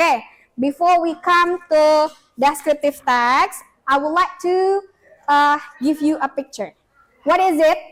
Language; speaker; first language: English; non-native, fluent; Indonesian